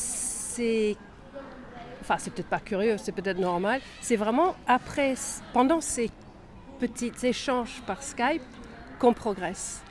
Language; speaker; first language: French; non-native, fluent; Swedish